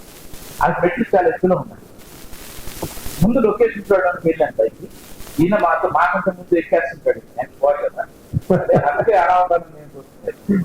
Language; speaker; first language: Telugu; native; Telugu